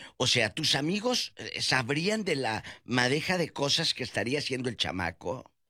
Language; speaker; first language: Spanish; native; Spanish